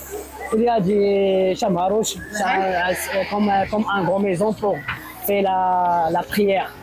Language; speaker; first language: French; non-native, local second language; Berber languages